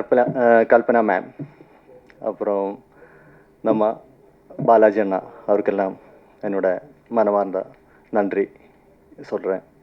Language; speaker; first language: Tamil; non-native, fluent; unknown